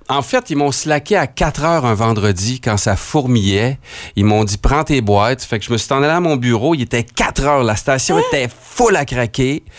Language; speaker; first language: French; native; French